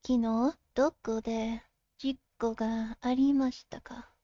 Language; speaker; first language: Japanese; non-native, learner; English